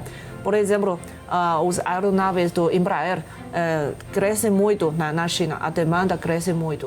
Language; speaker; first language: Portuguese; non-native, fluent; Chinese